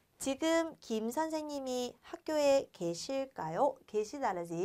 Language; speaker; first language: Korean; non-native, fluent; Vietnamese